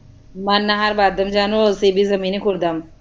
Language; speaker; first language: Persian; non-native, learner; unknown